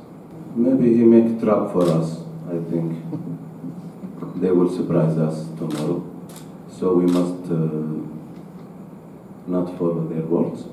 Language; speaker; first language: English; non-native, learner; Arabic